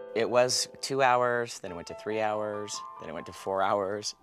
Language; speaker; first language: English; native; English